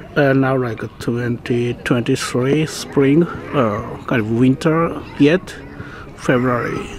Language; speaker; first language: English; non-native, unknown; Japanese